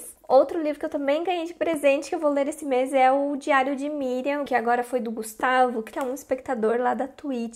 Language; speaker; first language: Portuguese; native; Portuguese